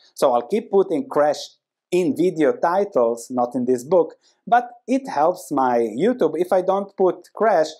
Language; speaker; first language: English; non-native, fluent; Croatian